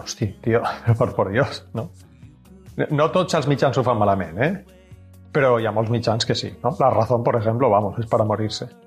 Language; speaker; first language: Catalan; non-native, local second language; Spanish